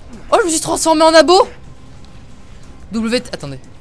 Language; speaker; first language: French; native; French